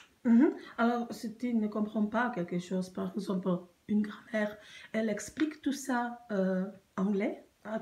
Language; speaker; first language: French; non-native, learner; Czech